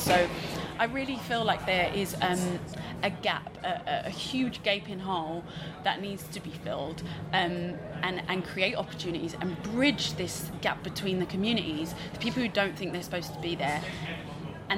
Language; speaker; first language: English; native; English